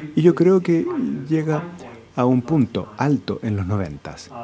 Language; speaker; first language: Spanish; non-native, fluent; English